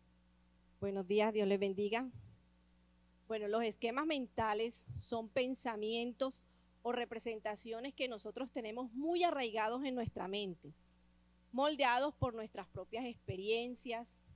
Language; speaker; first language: Spanish; native; Spanish